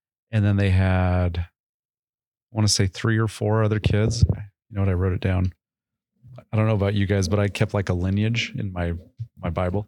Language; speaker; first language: English; native; English